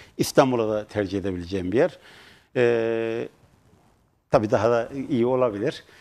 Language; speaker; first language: Turkish; native; Turkish